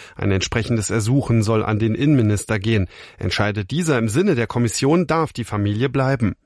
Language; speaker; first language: German; native; German